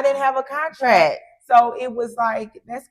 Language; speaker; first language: English; native; English